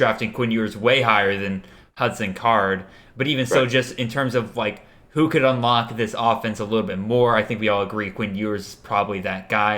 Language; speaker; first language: English; native; English